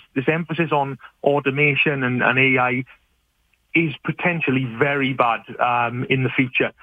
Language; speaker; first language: English; native; English